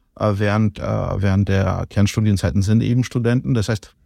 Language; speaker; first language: German; non-native, fluent; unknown